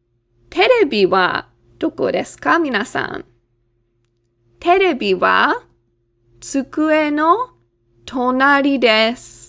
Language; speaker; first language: Japanese; non-native, fluent; English